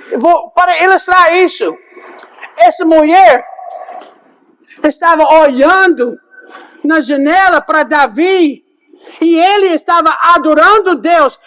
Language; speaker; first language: Portuguese; non-native, fluent; English